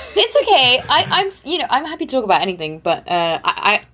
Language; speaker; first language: English; non-native, fluent; German